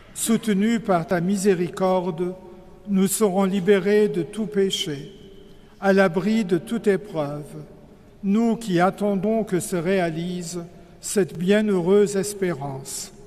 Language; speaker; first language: French; non-native, local second language; Luxembourgish